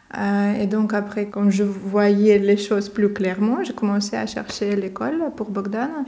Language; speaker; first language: French; non-native, fluent; Russian